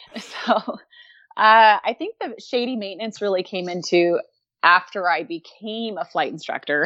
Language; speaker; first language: English; native; English